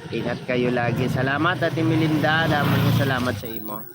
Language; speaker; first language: Filipino; native; Filipino